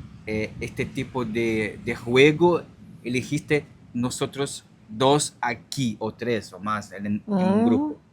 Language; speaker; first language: Spanish; non-native, learner; Portuguese